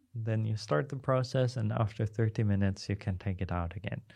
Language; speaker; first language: English; non-native, fluent; German